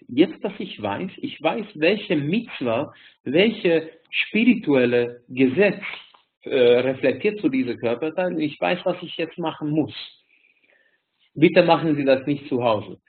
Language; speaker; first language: German; non-native, fluent; Hungarian